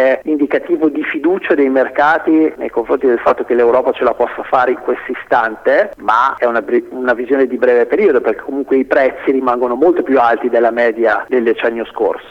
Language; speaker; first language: Italian; native; Italian